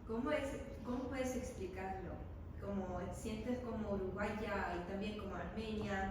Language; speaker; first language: Spanish; non-native, learner; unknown